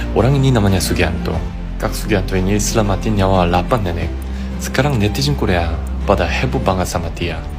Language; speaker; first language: Indonesian; non-native, fluent; Korean